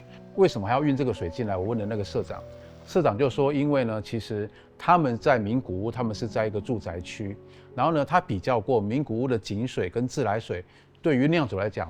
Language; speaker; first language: Chinese; native; Chinese